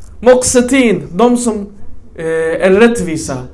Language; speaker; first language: Swedish; early bilingual, other home language; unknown